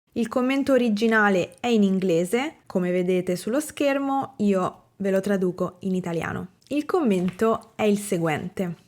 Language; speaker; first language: Italian; native; Italian